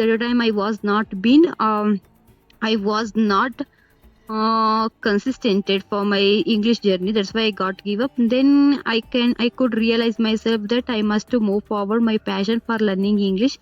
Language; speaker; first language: English; non-native, learner; Kannada